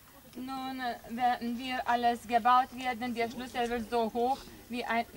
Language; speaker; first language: German; non-native, fluent; Lithuanian